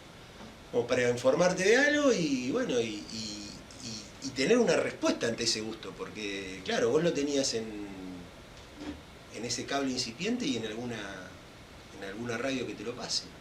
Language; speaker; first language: Spanish; native; Spanish